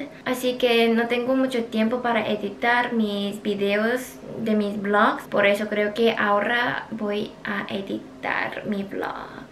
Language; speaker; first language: Spanish; non-native, fluent; Korean